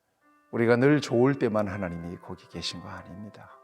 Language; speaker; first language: Korean; native; Korean